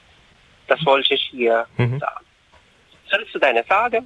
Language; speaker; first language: German; non-native, fluent; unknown